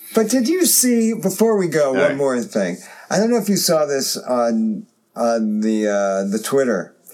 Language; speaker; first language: English; early bilingual, other home language; German